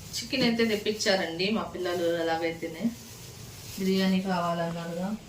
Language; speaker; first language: Telugu; native; Telugu